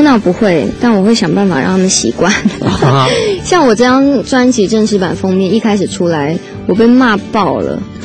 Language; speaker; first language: Chinese; native; Chinese